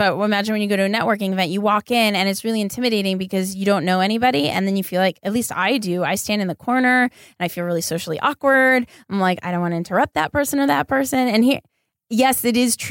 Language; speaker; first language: English; native; English